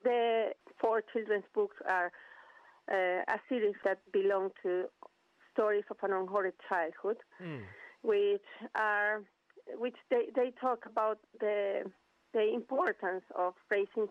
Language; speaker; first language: English; non-native, fluent; Spanish